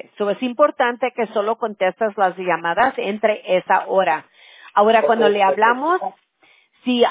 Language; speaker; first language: Spanish; early bilingual, heritage; Spanish